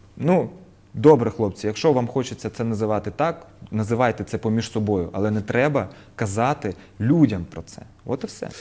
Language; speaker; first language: Ukrainian; non-native, local second language; Russian